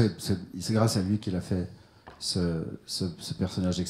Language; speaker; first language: French; native; French